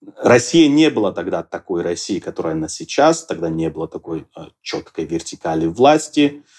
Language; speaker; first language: Russian; non-native, local second language; Georgian